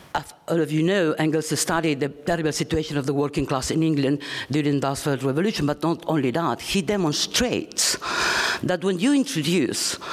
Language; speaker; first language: English; non-native, fluent; Spanish